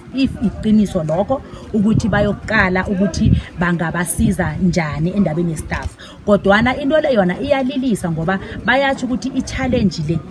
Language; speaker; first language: Zulu; non-native, local second language; South Ndebele